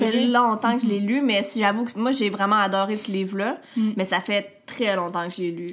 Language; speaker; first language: French; native; French